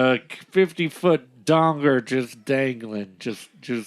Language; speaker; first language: English; native; English